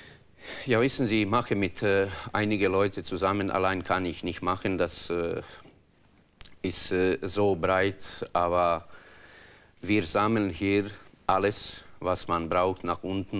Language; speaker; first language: German; non-native, learner; Croatian